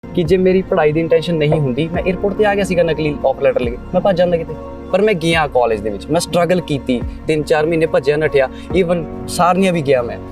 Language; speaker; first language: Punjabi; native; Punjabi